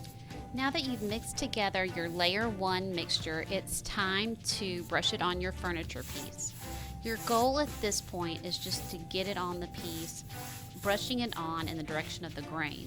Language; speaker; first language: English; native; English